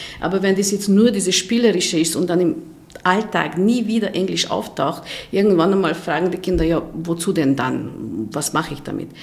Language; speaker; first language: German; non-native, fluent; Hungarian